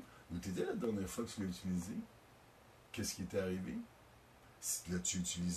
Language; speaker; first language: French; native; French